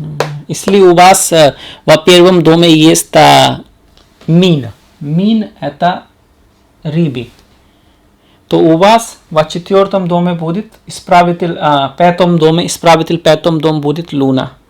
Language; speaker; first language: Russian; non-native, learner; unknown